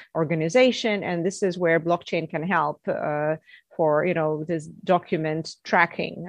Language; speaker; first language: English; non-native, fluent; Russian